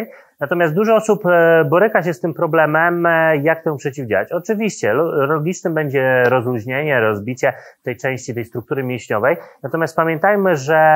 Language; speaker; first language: Polish; native; Polish